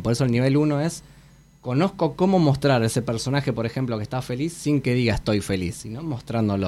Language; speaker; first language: Spanish; native; Spanish